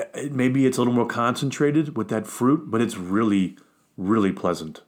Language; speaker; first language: English; native; English